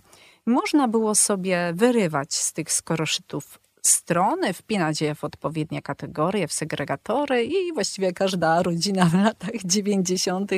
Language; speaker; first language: Polish; native; Polish